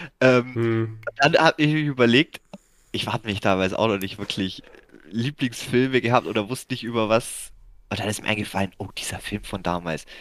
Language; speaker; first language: German; native; German